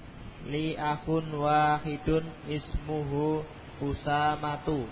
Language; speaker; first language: Arabic; non-native, learner; Indonesian